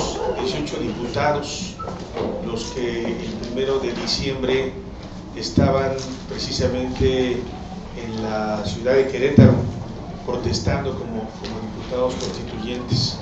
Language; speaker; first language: Spanish; native; Spanish